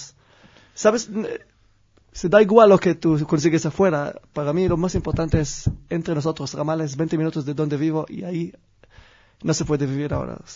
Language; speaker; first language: Spanish; non-native, learner; Hebrew